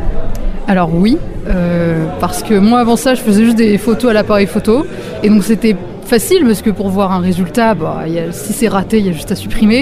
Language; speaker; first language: French; native; French